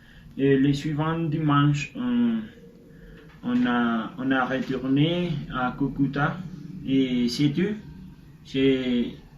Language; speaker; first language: French; non-native, learner; Spanish